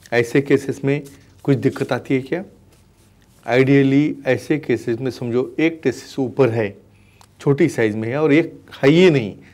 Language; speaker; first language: Hindi; non-native, local second language; Marathi